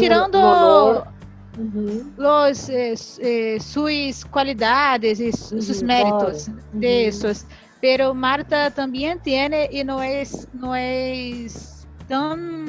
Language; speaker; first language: Spanish; non-native, learner; Portuguese